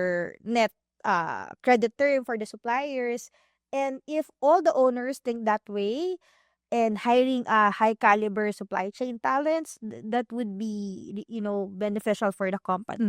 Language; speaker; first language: English; non-native, local second language; Filipino